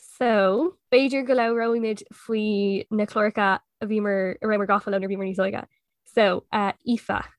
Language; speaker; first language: Irish; non-native, local second language; English